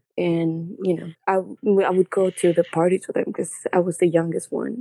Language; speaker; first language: English; non-native, fluent; Spanish